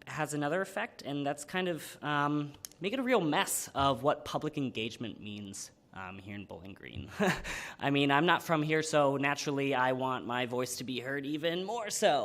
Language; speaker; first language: English; native; English